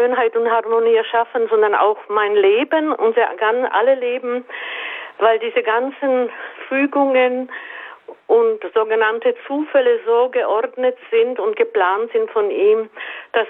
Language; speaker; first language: German; native; German